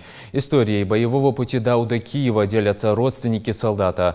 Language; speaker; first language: Russian; native; Russian